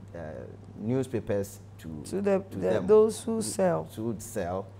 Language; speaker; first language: English; non-native, local second language; Akan